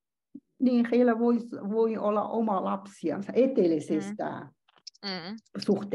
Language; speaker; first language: Finnish; non-native, learner; Chinese